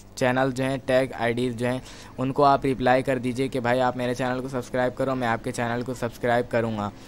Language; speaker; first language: Hindi; native; Hindi